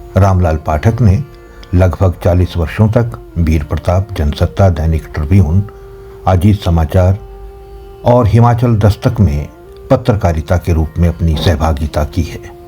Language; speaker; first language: Hindi; native; Hindi